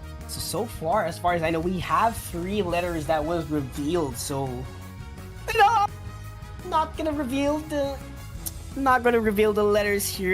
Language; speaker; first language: English; non-native, local second language; Filipino